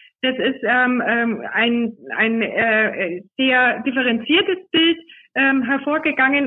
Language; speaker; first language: German; native; German